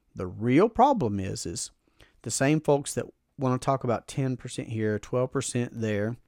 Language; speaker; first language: English; native; English